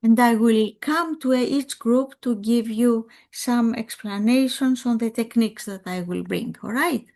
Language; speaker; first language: English; non-native, fluent; Greek